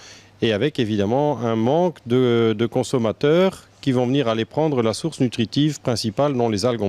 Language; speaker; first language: French; native; French